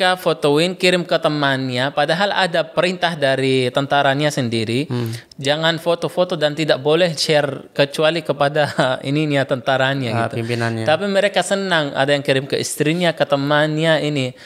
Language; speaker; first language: Indonesian; non-native, fluent; Arabic